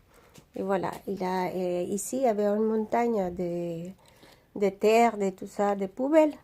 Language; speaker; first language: French; non-native, learner; Spanish